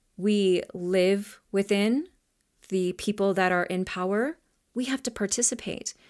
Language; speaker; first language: English; native; English